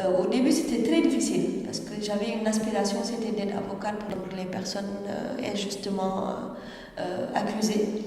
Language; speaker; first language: French; non-native, local second language; Wolof